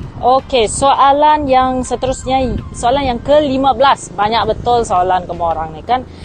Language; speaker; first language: Malay; non-native, local second language; Iban